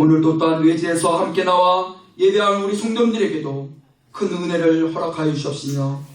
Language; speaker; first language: Korean; native; Korean